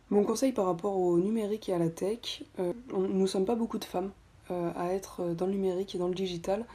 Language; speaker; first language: French; native; French